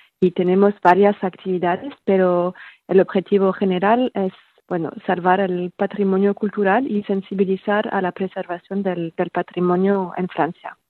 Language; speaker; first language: Spanish; non-native, fluent; French